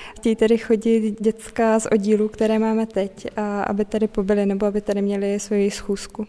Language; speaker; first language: Czech; native; Czech